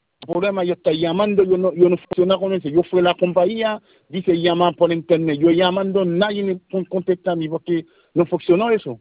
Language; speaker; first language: Spanish; non-native, learner; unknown